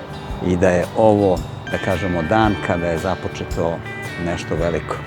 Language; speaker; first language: Serbian; native; Serbian